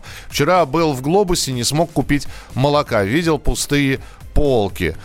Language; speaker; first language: Russian; native; Russian